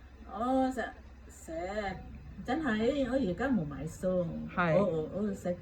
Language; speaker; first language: Cantonese; non-native, learner; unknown